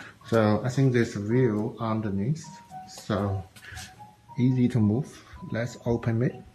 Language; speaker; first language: English; non-native, learner; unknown